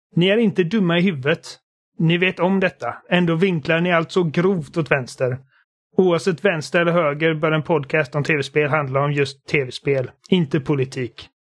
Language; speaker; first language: Swedish; native; Swedish